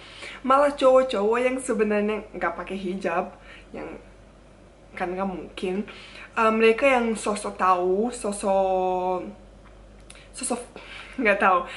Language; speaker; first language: Indonesian; non-native, fluent; Bosnian